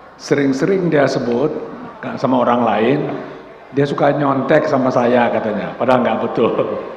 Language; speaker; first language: Indonesian; non-native, local second language; Minangkabau